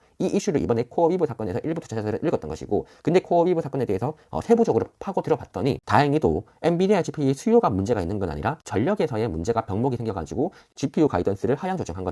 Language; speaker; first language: Korean; native; Korean